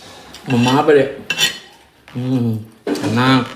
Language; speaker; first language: Indonesian; native; Indonesian